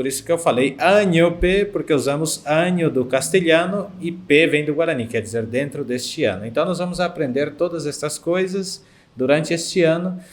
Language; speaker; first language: Portuguese; non-native, fluent; Guarani